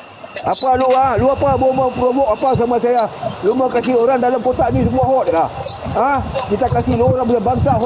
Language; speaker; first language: Malay; native; Malay